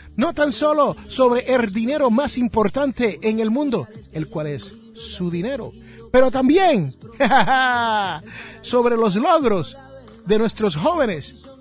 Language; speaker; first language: Spanish; native; Spanish